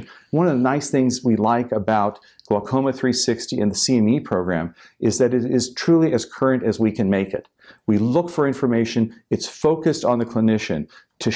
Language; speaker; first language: English; native; English